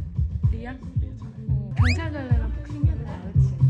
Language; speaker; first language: Korean; native; Korean